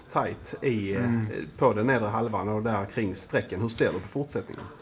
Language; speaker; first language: Swedish; native; Swedish